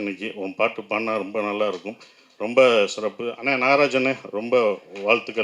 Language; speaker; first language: Tamil; native; Tamil